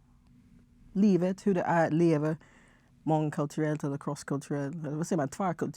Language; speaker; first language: Swedish; non-native, fluent; English